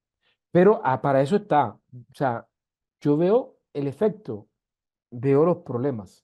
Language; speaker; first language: Spanish; native; Spanish